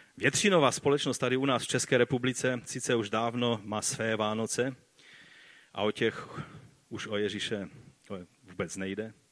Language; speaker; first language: Czech; non-native, fluent; Polish